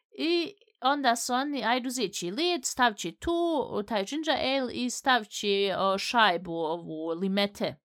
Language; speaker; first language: Bosnian; early bilingual, heritage; Bosnian